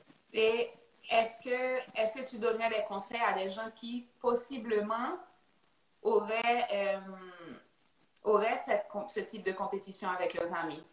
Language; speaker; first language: French; native; French